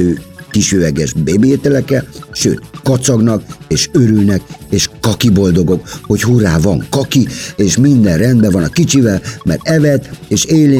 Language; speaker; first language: Hungarian; native; Hungarian